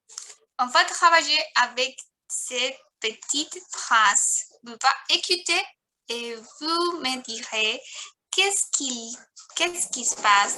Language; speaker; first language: French; non-native, learner; Spanish